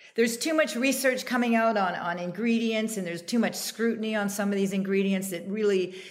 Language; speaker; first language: English; native; English